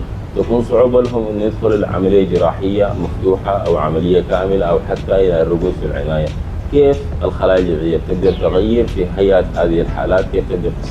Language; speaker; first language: Arabic; native; Arabic